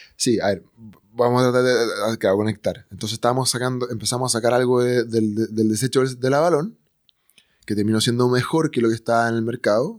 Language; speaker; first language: Spanish; native; Spanish